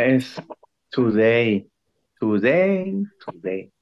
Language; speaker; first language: English; non-native, learner; Spanish